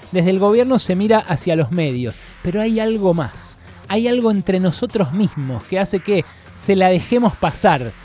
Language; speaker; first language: Spanish; native; Spanish